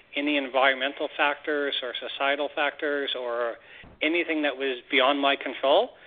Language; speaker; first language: English; native; English